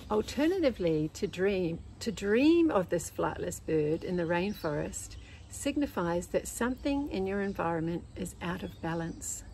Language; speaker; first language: English; native; English